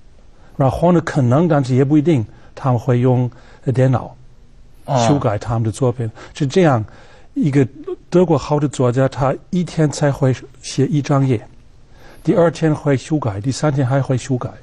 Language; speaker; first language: Chinese; non-native, fluent; German